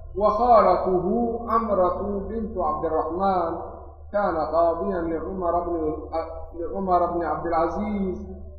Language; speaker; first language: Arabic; non-native, local second language; Somali